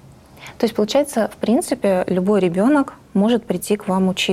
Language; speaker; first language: Russian; native; Russian